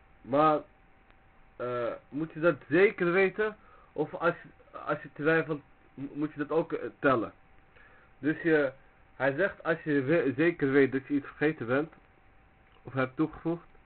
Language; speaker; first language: Dutch; early bilingual, other home language; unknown